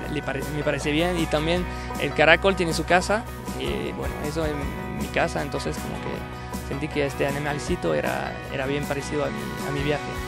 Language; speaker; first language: Spanish; non-native, fluent; French